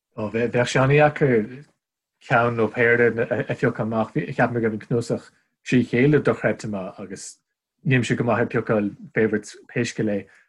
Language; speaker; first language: Irish; non-native, local second language; English